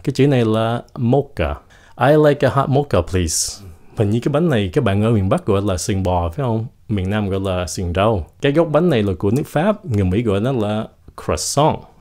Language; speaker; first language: Vietnamese; early bilingual, heritage; Vietnamese